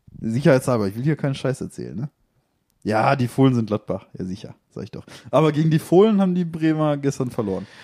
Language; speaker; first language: German; native; German